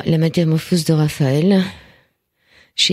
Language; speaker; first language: French; native; French